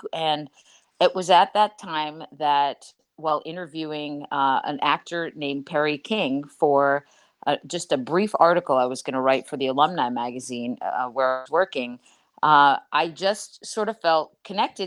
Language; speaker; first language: English; native; English